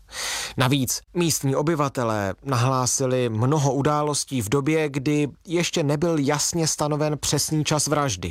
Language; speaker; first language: Czech; native; Czech